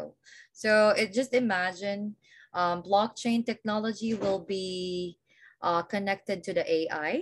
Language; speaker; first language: English; non-native, local second language; Filipino